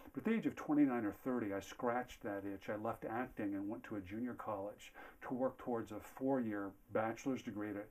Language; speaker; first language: English; native; English